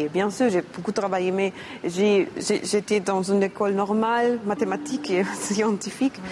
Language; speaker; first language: French; non-native, learner; German